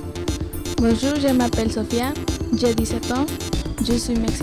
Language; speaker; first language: French; non-native, learner; Spanish